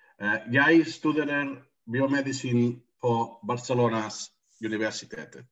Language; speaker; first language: Norwegian; non-native, learner; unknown